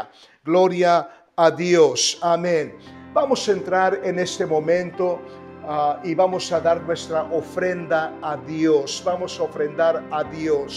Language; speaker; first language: Spanish; native; Spanish